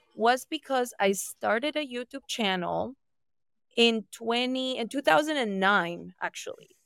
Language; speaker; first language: English; non-native, fluent; Spanish